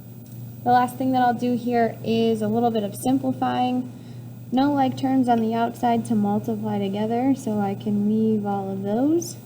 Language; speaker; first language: English; native; English